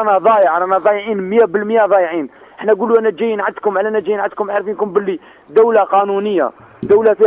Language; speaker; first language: Arabic; native; Arabic